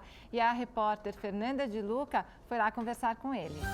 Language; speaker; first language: Portuguese; native; Portuguese